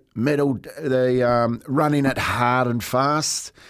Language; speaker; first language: English; native; English